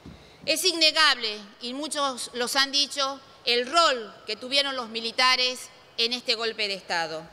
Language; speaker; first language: Spanish; native; Spanish